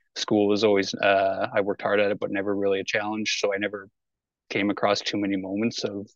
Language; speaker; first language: English; native; English